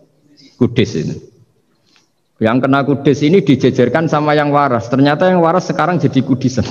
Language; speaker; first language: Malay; non-native, local second language; Javanese